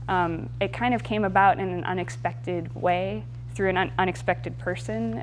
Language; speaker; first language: English; native; English